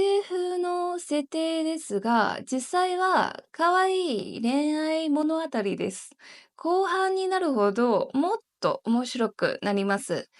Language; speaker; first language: Japanese; non-native, learner; Chinese